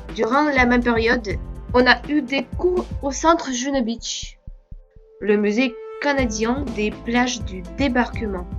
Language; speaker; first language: French; non-native, fluent; Russian